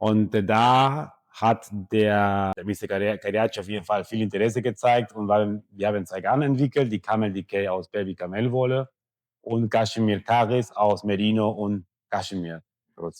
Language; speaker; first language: German; non-native, fluent; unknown